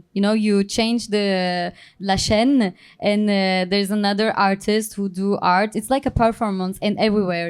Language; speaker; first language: English; non-native, learner; Turkish